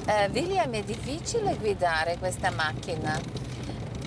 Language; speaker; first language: Italian; non-native, learner; Serbian